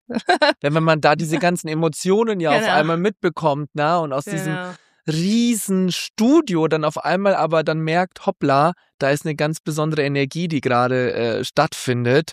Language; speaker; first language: German; native; German